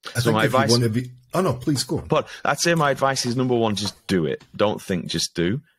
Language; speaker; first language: English; native; English